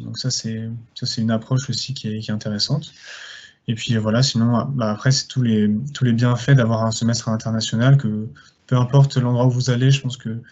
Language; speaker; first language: French; native; French